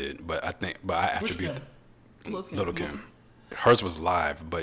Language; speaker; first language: English; native; English